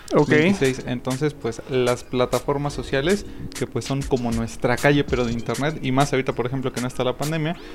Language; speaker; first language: Spanish; native; Spanish